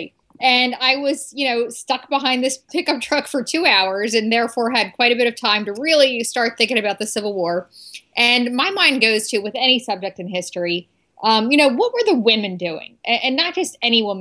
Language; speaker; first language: English; native; English